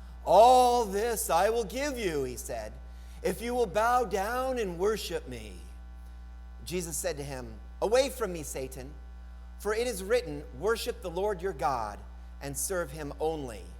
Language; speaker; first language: English; native; English